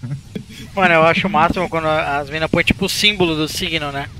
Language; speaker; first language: Portuguese; native; Portuguese